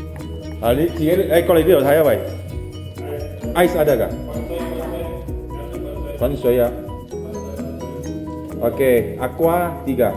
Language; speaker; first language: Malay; non-native, local second language; Cantonese